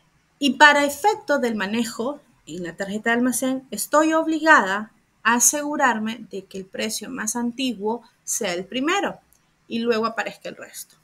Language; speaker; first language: Spanish; native; Spanish